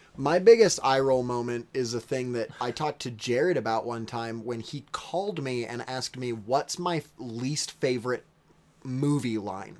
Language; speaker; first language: English; native; English